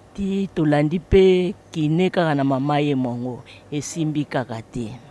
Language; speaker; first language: Lingala; non-native, local second language; Luba-Lulua